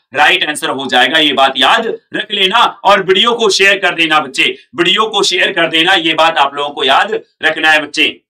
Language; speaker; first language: Hindi; native; Hindi